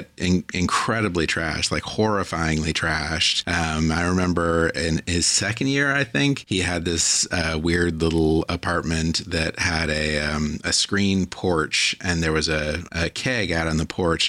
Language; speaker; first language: English; native; English